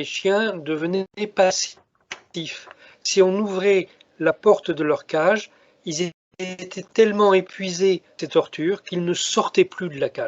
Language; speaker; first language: French; native; French